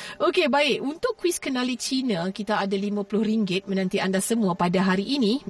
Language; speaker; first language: Malay; native; Malay